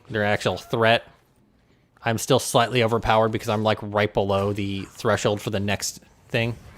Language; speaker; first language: English; native; English